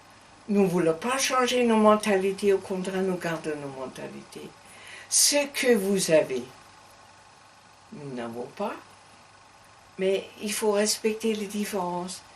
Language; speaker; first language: French; non-native, learner; German